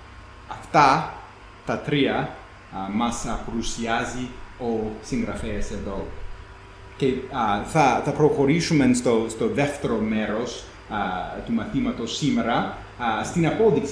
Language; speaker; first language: Greek; non-native, fluent; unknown